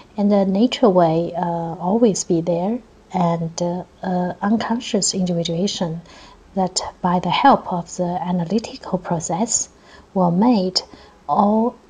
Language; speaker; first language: English; non-native, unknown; Chinese